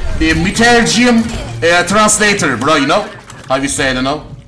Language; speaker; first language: English; non-native, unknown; Turkish